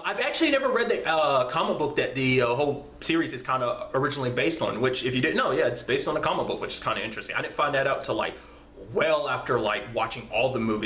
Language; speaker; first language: English; native; English